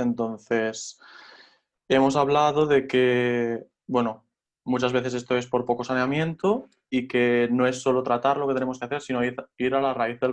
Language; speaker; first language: Spanish; native; Spanish